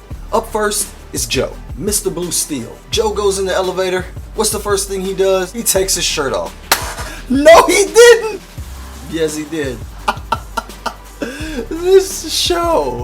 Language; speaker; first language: English; native; English